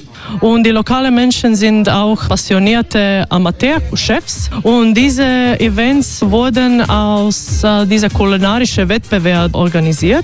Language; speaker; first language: German; non-native, fluent; Croatian